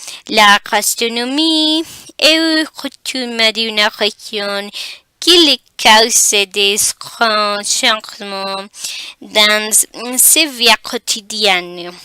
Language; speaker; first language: French; non-native, learner; Spanish